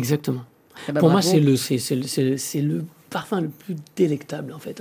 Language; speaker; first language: French; native; French